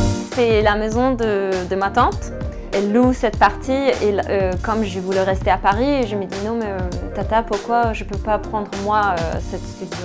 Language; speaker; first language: French; non-native, fluent; Danish